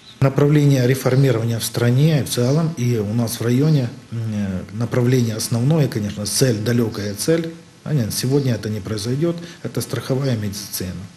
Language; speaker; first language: Russian; native; Russian